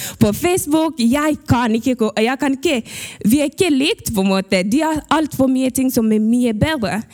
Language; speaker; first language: Norwegian; early bilingual, other home language; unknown